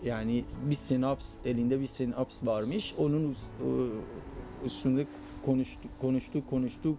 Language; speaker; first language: Turkish; non-native, fluent; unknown